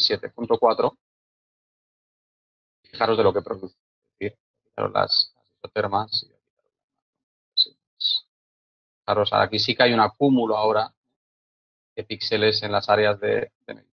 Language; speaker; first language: Spanish; native; Spanish